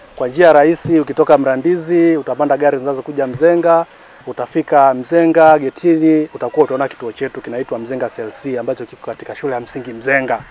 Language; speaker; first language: Swahili; native; Swahili